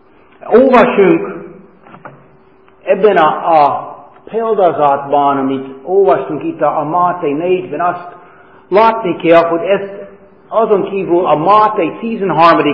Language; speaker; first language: Hungarian; non-native, fluent; English